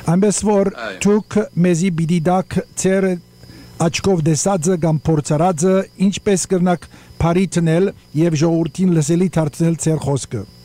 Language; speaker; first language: Armenian; early bilingual, heritage; Armenian